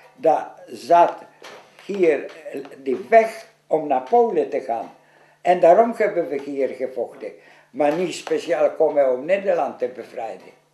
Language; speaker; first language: Dutch; non-native, fluent; Polish